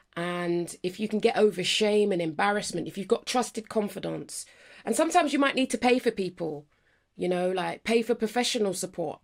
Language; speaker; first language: English; native; English